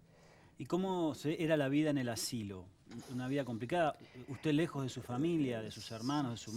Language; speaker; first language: Spanish; native; Spanish